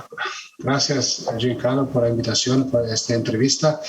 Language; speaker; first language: Spanish; non-native, fluent; German